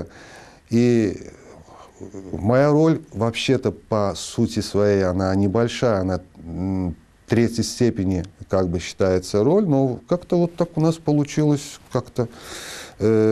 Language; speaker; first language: Russian; non-native, local second language; Azerbaijani